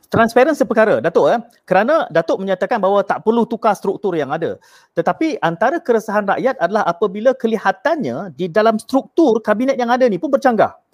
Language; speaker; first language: Malay; native; Malay